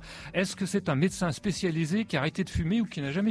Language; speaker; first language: French; native; French